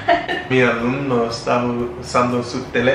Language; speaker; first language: Spanish; non-native, fluent; English